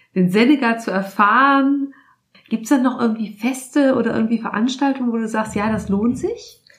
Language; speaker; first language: German; native; German